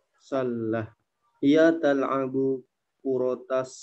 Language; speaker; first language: Arabic; non-native, learner; Indonesian